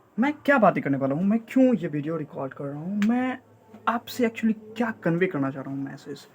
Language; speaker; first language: Hindi; native; Hindi